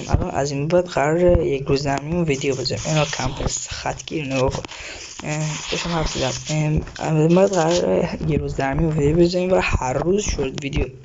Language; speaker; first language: Persian; native; Persian